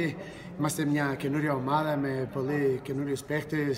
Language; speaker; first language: Greek; non-native, fluent; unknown